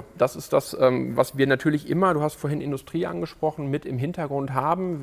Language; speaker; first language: German; native; German